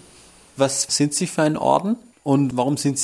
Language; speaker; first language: German; native; German